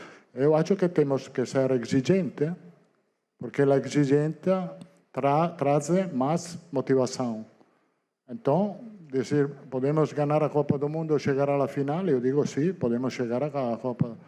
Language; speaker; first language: Portuguese; non-native, fluent; Italian